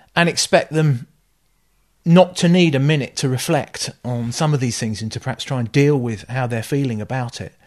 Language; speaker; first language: English; native; English